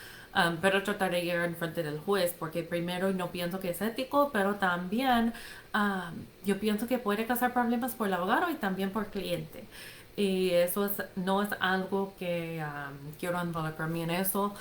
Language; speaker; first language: Spanish; non-native, fluent; English